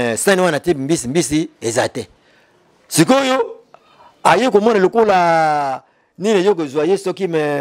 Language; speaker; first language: Lingala; non-native, local second language; Kongo